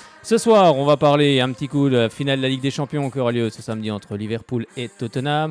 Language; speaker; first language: French; native; French